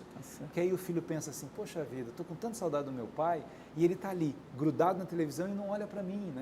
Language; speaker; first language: Portuguese; native; Portuguese